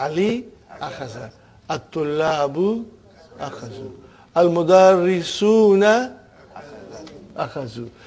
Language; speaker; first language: Arabic; non-native, fluent; Urdu